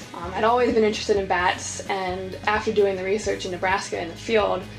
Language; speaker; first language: English; native; English